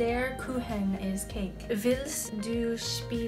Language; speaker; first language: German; non-native, learner; English